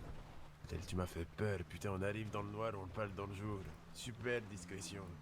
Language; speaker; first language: French; native; French